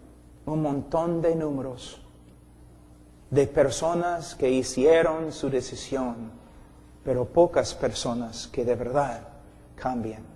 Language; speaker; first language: Spanish; non-native, fluent; English